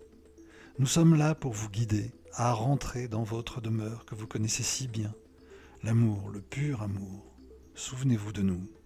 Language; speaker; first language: French; native; French